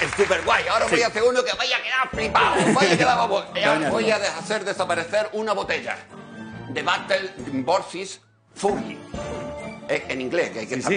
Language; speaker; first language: Spanish; native; Spanish